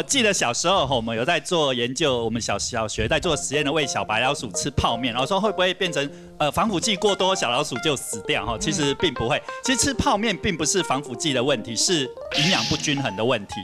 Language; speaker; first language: Chinese; native; Chinese